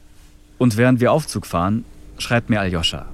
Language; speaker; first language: German; native; German